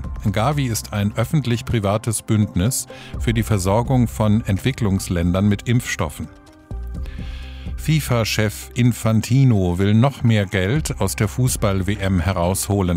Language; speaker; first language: German; native; German